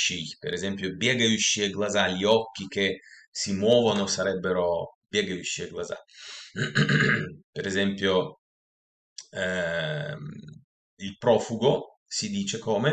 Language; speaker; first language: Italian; non-native, fluent; Russian